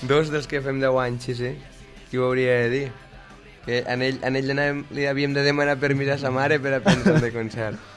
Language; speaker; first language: Catalan; native; Catalan